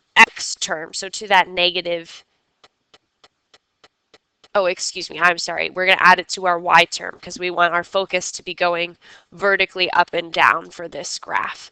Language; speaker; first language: English; native; English